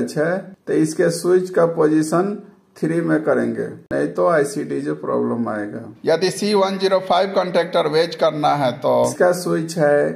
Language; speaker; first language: Hindi; native; Hindi